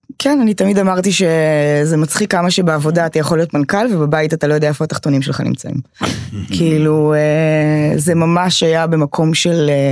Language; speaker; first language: Hebrew; native; Hebrew